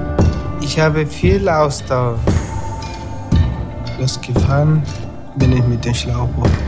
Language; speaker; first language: German; non-native, learner; Tigrinya